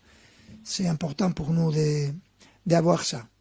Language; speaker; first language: French; non-native, fluent; Spanish